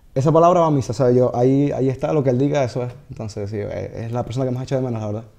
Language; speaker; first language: Spanish; native; Spanish